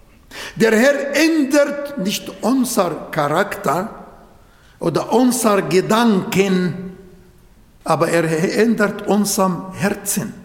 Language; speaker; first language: German; non-native, fluent; Arabic